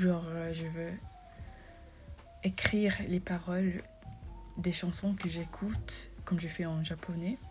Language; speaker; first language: French; non-native, fluent; English